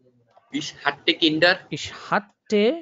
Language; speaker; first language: German; non-native, learner; Bangla